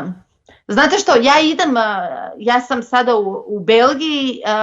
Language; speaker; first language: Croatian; non-native, local second language; Macedonian